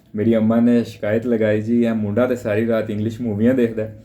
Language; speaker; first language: Urdu; non-native, local second language; Punjabi